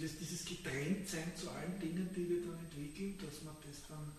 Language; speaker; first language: German; native; German